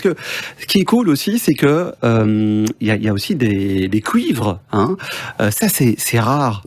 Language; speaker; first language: French; native; French